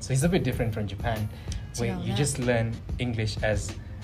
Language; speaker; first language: English; non-native, local second language; Malay